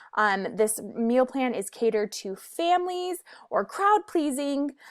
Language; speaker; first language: English; native; English